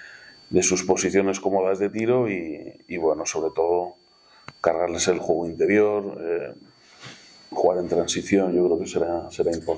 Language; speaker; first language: Spanish; native; Spanish